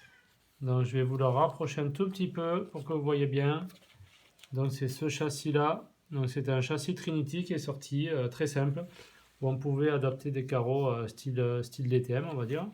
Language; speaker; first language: French; native; French